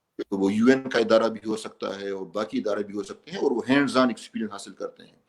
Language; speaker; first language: Urdu; non-native, local second language; Pashto